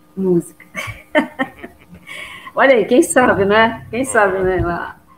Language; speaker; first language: Portuguese; native; Portuguese